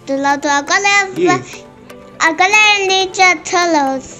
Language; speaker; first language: Portuguese; early bilingual, heritage; Portuguese